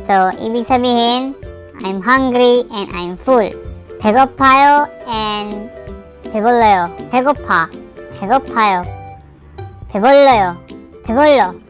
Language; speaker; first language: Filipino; non-native, local second language; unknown